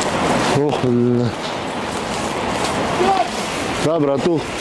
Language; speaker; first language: Russian; non-native, local second language; Kyrgyz